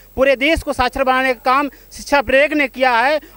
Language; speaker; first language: Hindi; native; Hindi